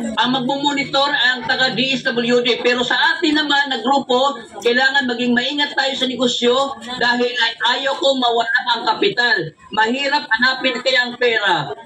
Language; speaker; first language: Filipino; non-native, local second language; Waray